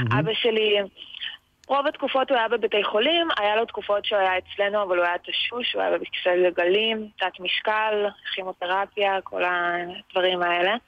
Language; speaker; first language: Hebrew; early bilingual, other home language; Russian